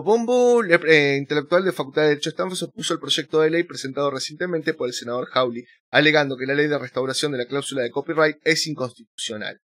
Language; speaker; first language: Spanish; native; Spanish